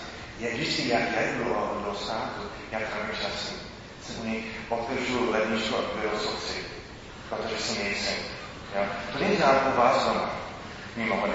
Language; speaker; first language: Czech; non-native, fluent; English